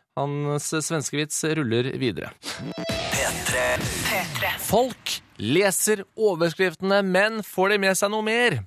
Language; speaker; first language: Norwegian; native; Norwegian